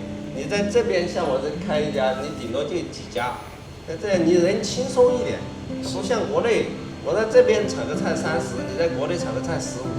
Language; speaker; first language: Chinese; native; Chinese